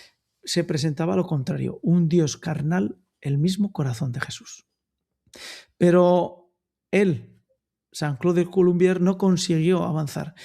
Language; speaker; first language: Spanish; native; Spanish